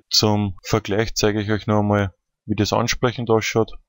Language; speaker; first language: German; native; German